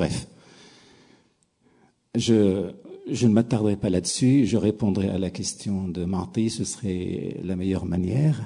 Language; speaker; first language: French; non-native, local second language; Arabic